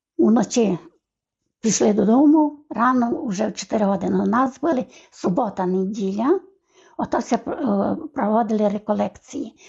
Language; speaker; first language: Ukrainian; native; Ukrainian